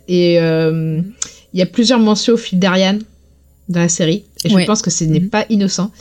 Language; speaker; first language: French; native; French